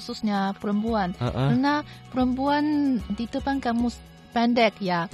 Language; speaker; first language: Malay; non-native, fluent; Chinese